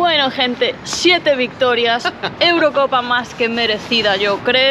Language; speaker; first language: Spanish; native; Spanish